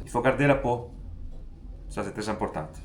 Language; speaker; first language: French; non-native, fluent; Italian